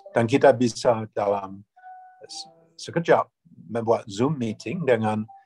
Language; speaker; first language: Indonesian; non-native, fluent; English